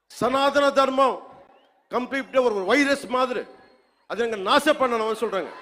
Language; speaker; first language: Tamil; non-native, local second language; Telugu